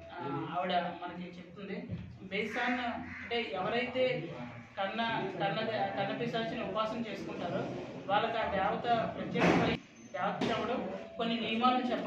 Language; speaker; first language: Telugu; native; Telugu